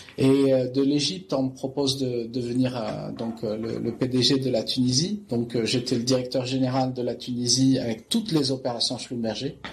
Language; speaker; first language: French; non-native, local second language; Arabic